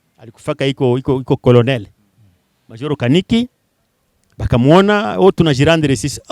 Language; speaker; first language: Swahili; non-native, local second language; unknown